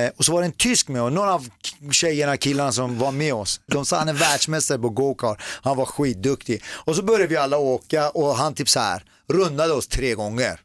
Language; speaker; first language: Swedish; early bilingual, other home language; Persian